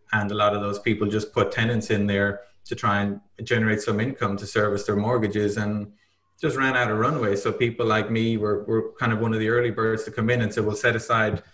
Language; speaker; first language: English; native; English